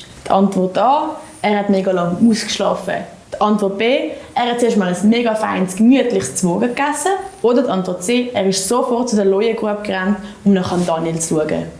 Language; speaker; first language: German; native; German